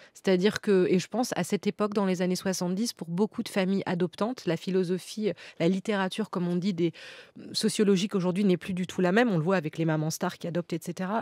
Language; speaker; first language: French; native; French